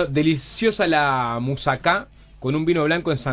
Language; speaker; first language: Spanish; native; Spanish